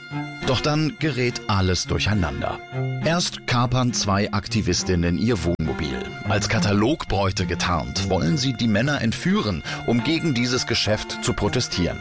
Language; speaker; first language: German; native; German